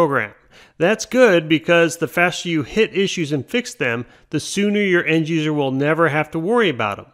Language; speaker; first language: English; native; English